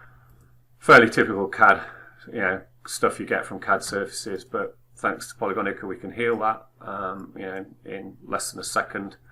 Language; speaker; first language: English; native; English